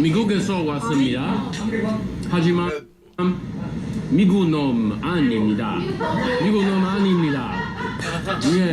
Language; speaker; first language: Korean; non-native, learner; English